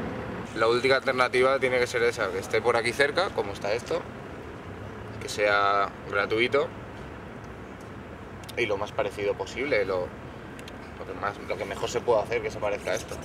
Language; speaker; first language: Spanish; native; Spanish